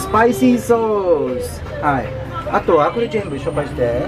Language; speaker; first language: Japanese; non-native, learner; Filipino